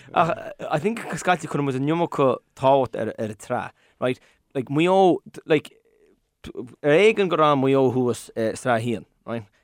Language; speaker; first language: Irish; non-native, local second language; English